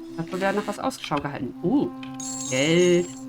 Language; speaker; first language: German; native; German